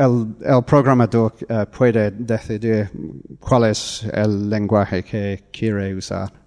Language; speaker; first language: Spanish; non-native, fluent; English